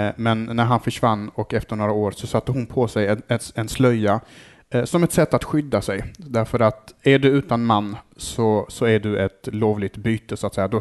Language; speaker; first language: Swedish; early bilingual, other home language; Arabic